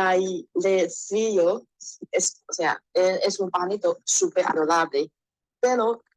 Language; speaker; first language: Spanish; non-native, learner; Chinese